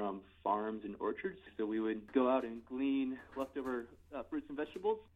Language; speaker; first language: English; native; English